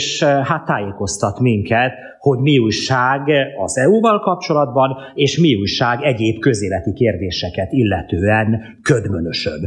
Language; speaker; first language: Hungarian; native; Hungarian